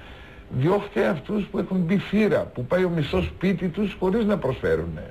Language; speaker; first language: Greek; native; Greek